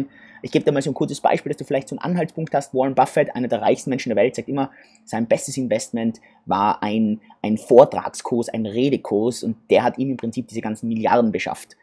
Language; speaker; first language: German; native; German